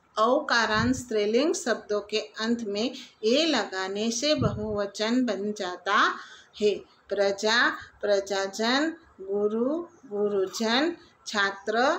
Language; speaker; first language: Hindi; non-native, local second language; Gujarati